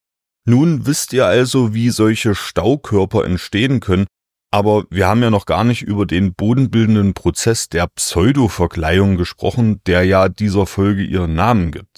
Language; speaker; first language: German; native; German